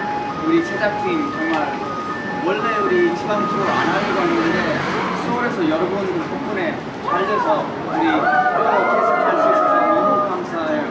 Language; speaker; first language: Korean; early bilingual, heritage; English